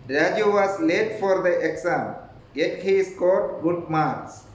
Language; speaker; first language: English; non-native, local second language; Malayalam